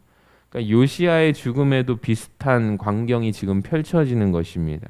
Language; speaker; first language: Korean; native; Korean